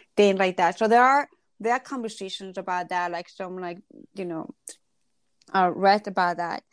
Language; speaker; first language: English; non-native, fluent; Spanish